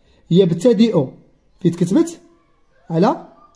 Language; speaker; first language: Arabic; native; Arabic